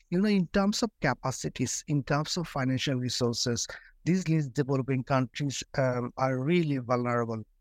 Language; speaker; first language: English; non-native, local second language; Bangla